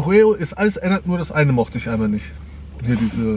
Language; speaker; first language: German; native; German